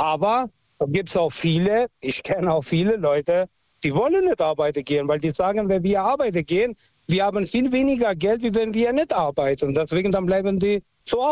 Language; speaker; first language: German; non-native, local second language; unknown